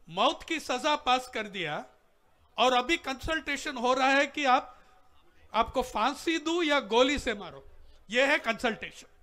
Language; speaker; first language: Hindi; non-native, local second language; Telugu